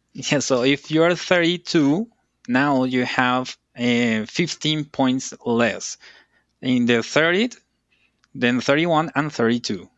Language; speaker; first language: English; non-native, fluent; Spanish